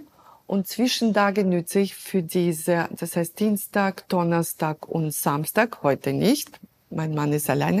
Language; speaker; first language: German; non-native, fluent; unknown